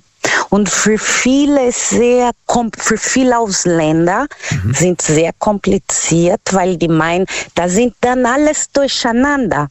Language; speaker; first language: German; non-native, learner; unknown